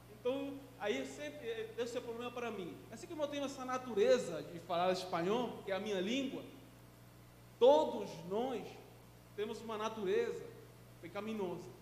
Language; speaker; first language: Portuguese; non-native, fluent; Spanish